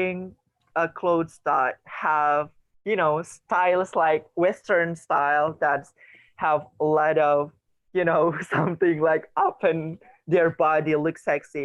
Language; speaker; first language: English; non-native, learner; Indonesian